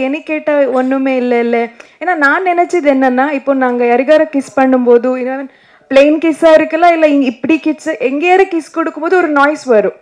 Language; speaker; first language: Tamil; non-native, learner; Kannada